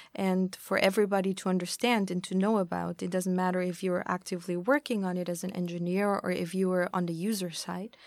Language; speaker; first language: English; non-native, fluent; German